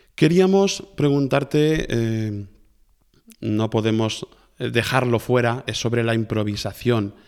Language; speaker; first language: Spanish; native; Spanish